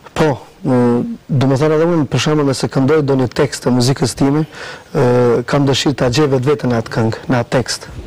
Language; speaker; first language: Albanian; early bilingual, heritage; Albanian